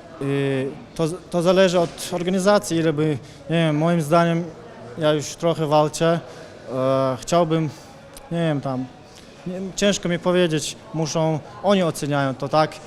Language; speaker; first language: Polish; non-native, fluent; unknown